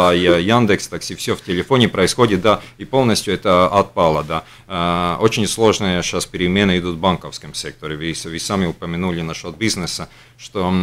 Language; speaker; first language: Russian; non-native, local second language; Latvian